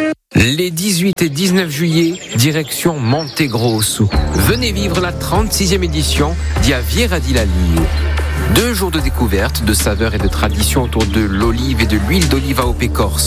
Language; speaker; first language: French; native; French